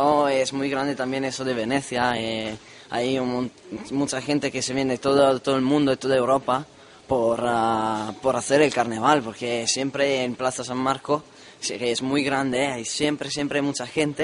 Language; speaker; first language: Spanish; non-native, learner; Italian